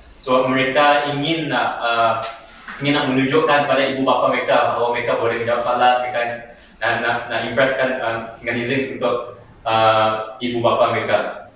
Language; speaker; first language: Malay; native; Malay